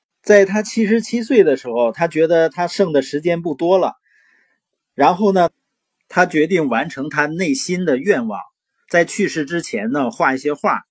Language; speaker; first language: Chinese; native; Chinese